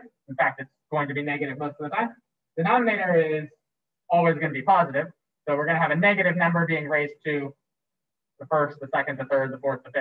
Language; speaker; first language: English; native; English